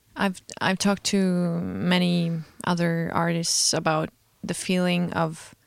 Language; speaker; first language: English; non-native, fluent; Norwegian